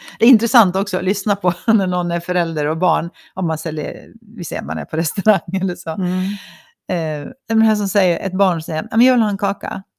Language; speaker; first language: Swedish; native; Swedish